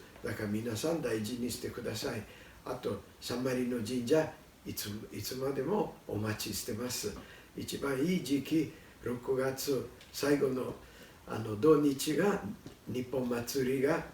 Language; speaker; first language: Japanese; non-native, learner; Italian